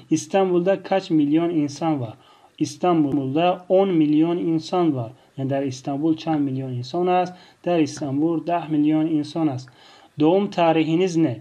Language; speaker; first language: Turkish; non-native, fluent; Tajik